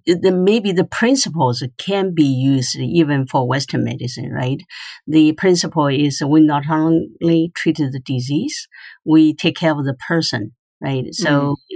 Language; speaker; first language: English; non-native, fluent; Chinese